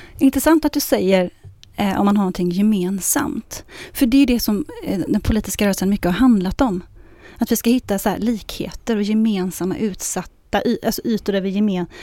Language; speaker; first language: Swedish; early bilingual, other home language; Arabic